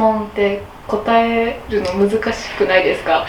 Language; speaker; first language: Japanese; native; Japanese